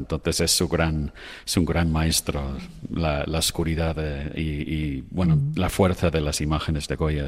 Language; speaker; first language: Spanish; non-native, fluent; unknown